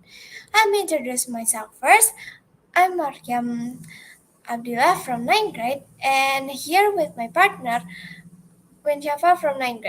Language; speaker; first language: English; non-native, learner; Indonesian